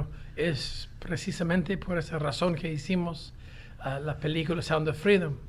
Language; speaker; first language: Spanish; non-native, fluent; English